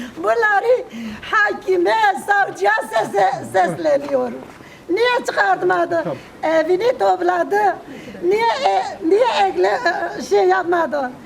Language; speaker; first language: Turkish; non-native, local second language; Kurdish